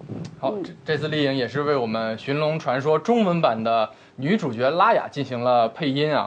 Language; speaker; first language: Chinese; native; Chinese